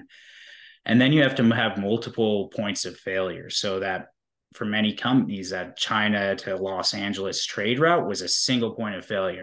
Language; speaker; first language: English; native; English